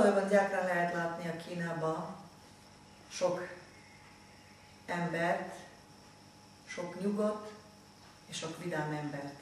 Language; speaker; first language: Hungarian; non-native, fluent; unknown